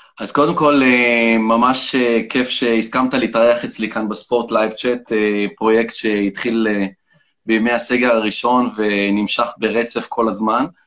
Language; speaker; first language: Hebrew; native; Hebrew